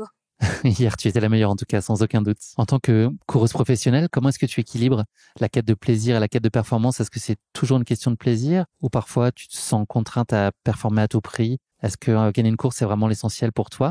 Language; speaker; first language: French; native; French